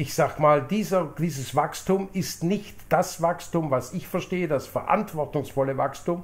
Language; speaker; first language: German; native; German